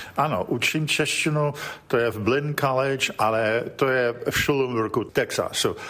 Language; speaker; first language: Czech; early bilingual, heritage; English